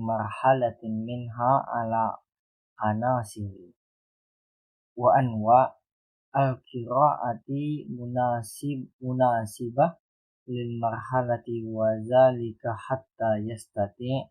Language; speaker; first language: Arabic; non-native, learner; Indonesian